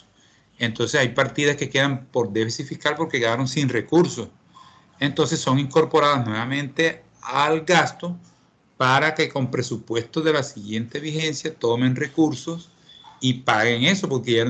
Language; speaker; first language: Spanish; native; Spanish